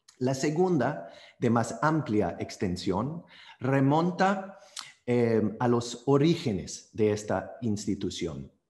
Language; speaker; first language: Spanish; non-native, fluent; English